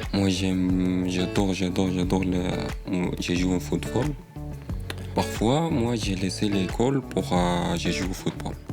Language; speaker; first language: French; non-native, learner; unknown